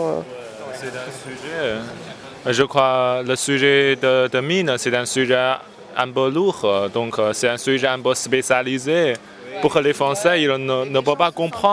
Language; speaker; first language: French; non-native, learner; Chinese